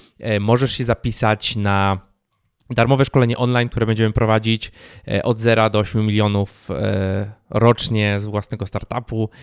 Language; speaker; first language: Polish; native; Polish